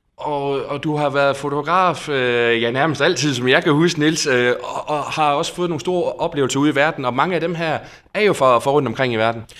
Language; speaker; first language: Danish; native; Danish